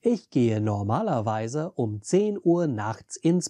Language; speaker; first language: German; non-native, fluent; English